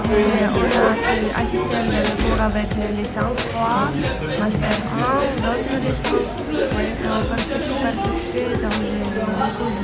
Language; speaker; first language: French; non-native, learner; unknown